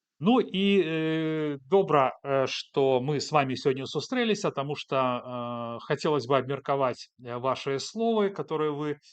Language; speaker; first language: Belarusian; non-native, local second language; Russian